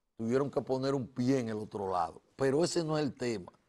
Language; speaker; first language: Spanish; native; Spanish